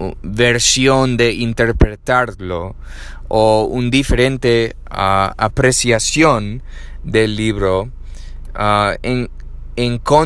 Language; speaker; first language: Spanish; non-native, learner; English